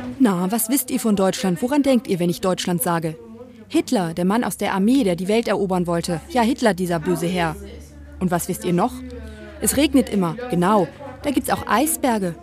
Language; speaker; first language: German; native; German